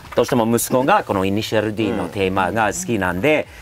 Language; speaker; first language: Japanese; non-native, fluent; English